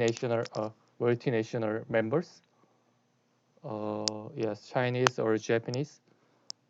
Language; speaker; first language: English; non-native, learner; Korean